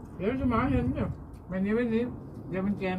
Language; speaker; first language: Danish; non-native, learner; Thai